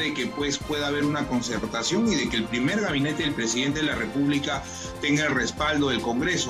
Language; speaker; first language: Spanish; native; Spanish